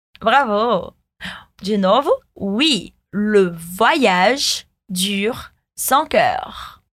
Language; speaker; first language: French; non-native, fluent; Portuguese